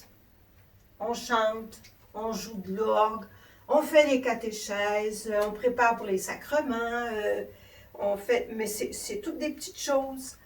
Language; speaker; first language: French; native; French